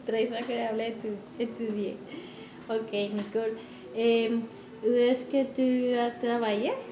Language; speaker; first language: French; non-native, learner; Spanish